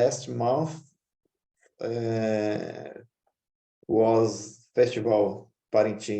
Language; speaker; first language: English; non-native, learner; Portuguese